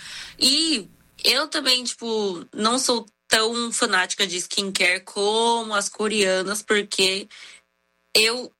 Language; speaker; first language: Portuguese; early bilingual, other home language; Korean